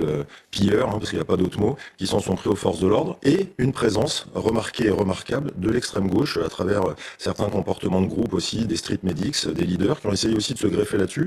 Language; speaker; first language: French; native; French